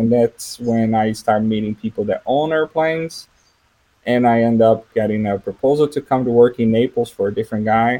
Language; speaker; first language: English; non-native, fluent; Portuguese